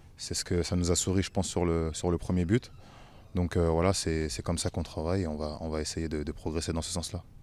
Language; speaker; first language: French; native; French